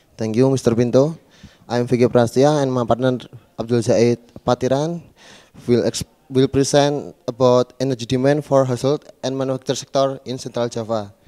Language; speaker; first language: English; non-native, learner; Indonesian